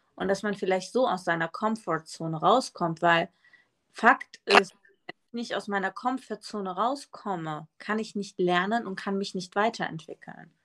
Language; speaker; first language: German; early bilingual, other home language; Spanish